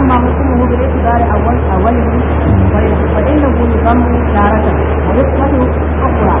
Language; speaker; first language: Arabic; non-native, fluent; Hausa